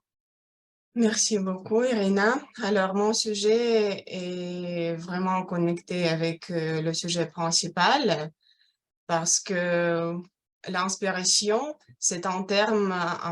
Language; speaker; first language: French; non-native, fluent; Russian